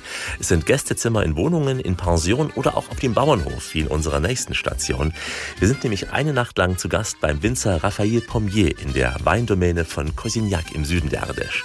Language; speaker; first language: German; native; German